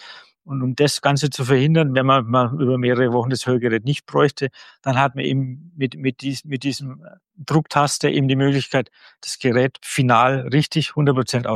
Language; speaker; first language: German; native; German